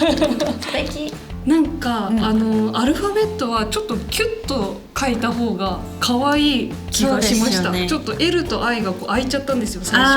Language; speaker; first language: Japanese; native; Japanese